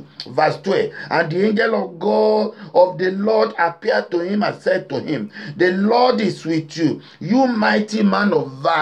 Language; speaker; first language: English; non-native, local second language; Yoruba